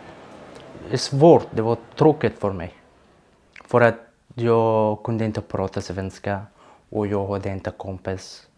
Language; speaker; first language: Swedish; non-native, fluent; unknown